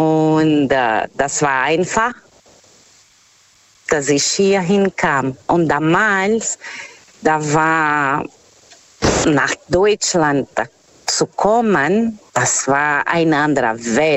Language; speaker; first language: German; non-native, fluent; Portuguese